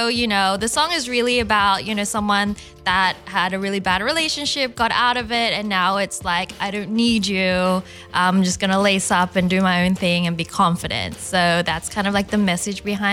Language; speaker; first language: English; non-native, local second language; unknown